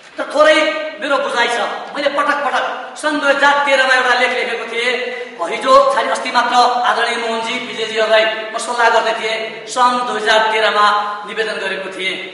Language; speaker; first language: Nepali; non-native, local second language; Maithili